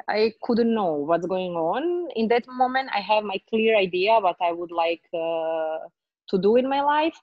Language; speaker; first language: English; non-native, learner; Croatian